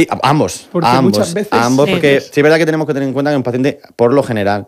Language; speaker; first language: Spanish; native; Spanish